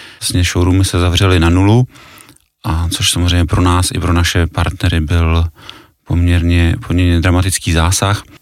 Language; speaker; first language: Czech; native; Czech